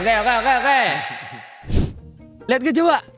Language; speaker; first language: Indonesian; native; Indonesian